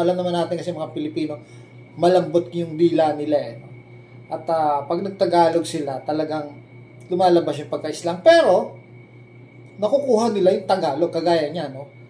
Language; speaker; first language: Filipino; native; Filipino